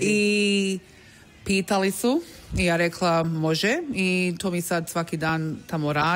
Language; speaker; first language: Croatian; early bilingual, heritage; Croatian